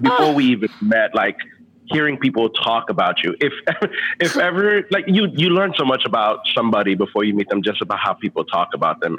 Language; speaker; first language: English; early bilingual, other home language; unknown